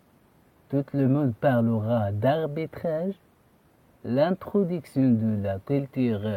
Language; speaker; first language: French; non-native, fluent; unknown